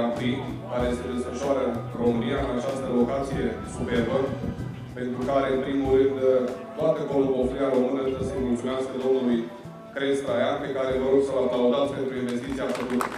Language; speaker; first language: Romanian; native; Romanian